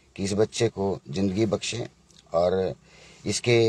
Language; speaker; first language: Hindi; native; Hindi